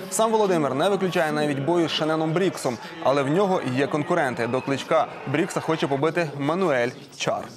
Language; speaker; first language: Ukrainian; native; Ukrainian